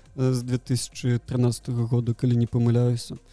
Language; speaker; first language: Belarusian; non-native, local second language; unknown